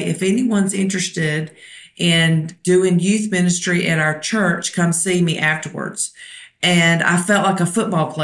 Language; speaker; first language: English; native; English